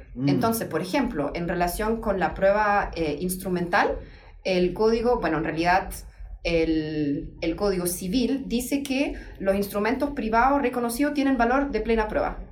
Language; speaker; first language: Spanish; non-native, fluent; German